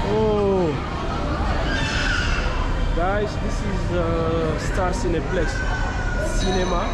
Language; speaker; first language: English; non-native, fluent; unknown